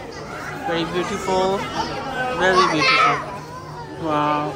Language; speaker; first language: English; non-native, local second language; Urdu